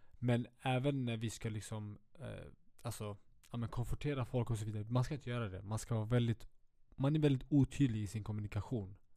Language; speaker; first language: Swedish; early bilingual, other home language; Kurdish